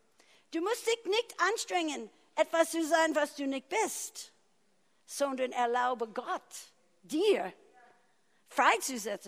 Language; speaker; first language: German; non-native, fluent; English